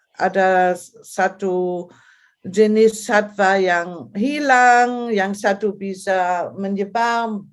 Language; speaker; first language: Indonesian; non-native, fluent; German